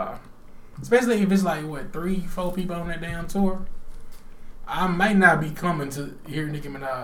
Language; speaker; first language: English; native; English